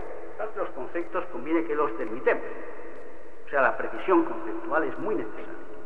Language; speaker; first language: Spanish; native; Spanish